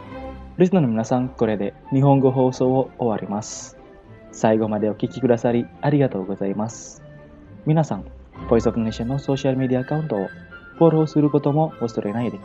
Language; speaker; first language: Japanese; non-native, fluent; Indonesian